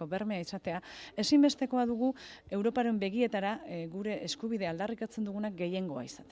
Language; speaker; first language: Basque; native; Basque